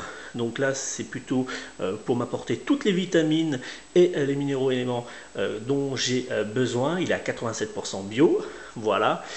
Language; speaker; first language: French; native; French